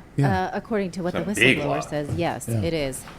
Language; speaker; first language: English; native; English